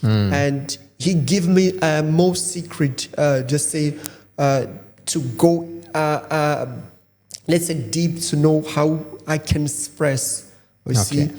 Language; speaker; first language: English; non-native, fluent; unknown